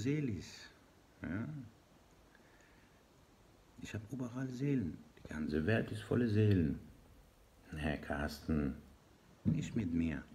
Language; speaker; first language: German; non-native, learner; Persian